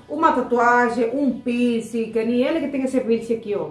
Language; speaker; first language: Portuguese; non-native, fluent; Spanish